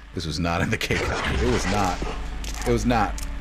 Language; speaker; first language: English; native; English